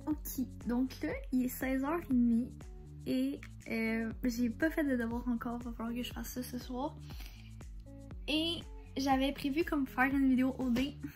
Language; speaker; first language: French; native; French